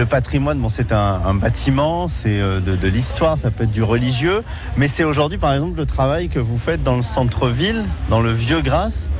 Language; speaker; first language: French; native; French